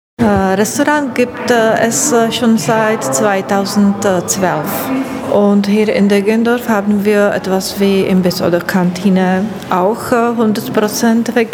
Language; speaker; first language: German; non-native, learner; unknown